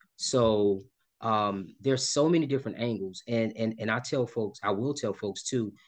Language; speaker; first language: English; native; English